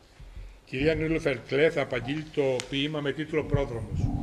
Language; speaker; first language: Greek; native; Greek